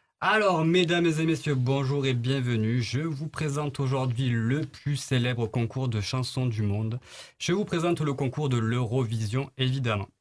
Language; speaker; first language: French; native; French